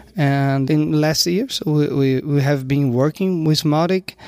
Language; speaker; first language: English; non-native, learner; Portuguese